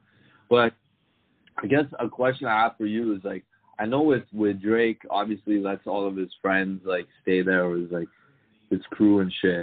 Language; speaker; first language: English; native; English